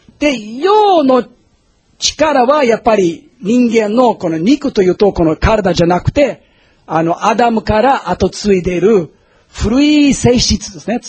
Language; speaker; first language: Japanese; non-native, fluent; English